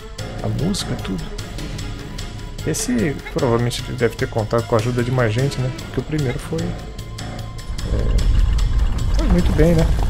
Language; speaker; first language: Portuguese; native; Portuguese